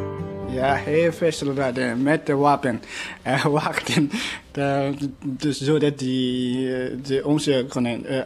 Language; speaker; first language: Dutch; non-native, learner; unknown